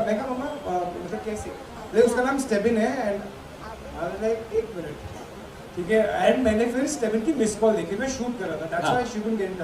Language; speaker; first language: Hindi; native; Hindi